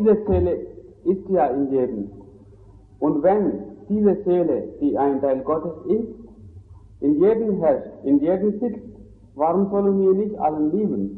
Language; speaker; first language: German; non-native, fluent; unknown